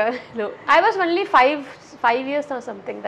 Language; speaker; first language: Telugu; non-native, local second language; Tamil